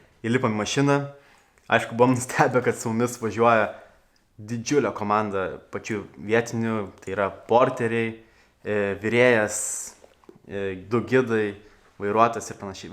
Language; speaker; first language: Lithuanian; native; Lithuanian